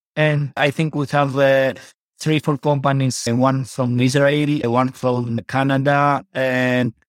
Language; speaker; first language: English; non-native, learner; Greek